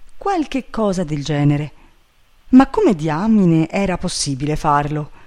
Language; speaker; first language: Italian; native; Italian